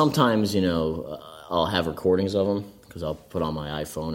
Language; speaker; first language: English; native; English